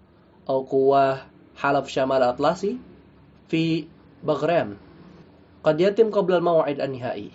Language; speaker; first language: Arabic; non-native, fluent; Indonesian